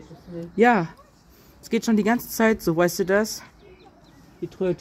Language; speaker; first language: German; native; German